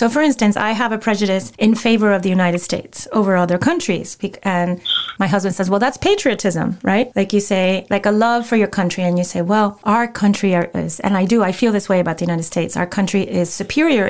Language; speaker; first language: English; non-native, fluent; Spanish